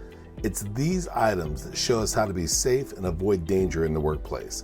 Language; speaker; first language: English; native; English